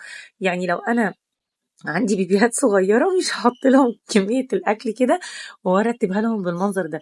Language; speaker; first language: Arabic; native; Arabic